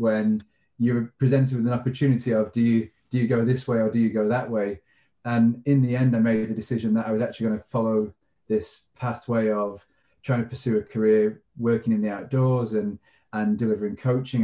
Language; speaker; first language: English; native; English